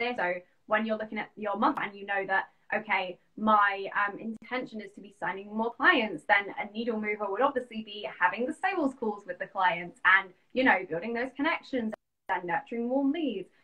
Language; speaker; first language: English; native; English